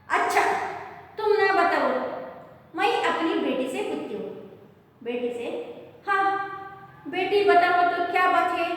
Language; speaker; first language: Hindi; non-native, local second language; Kannada